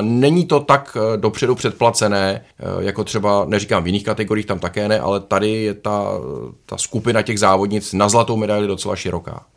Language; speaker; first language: Czech; native; Czech